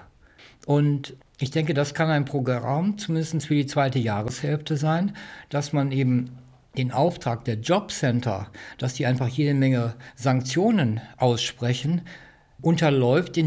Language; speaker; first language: German; native; German